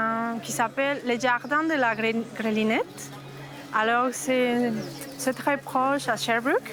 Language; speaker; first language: French; non-native, fluent; Spanish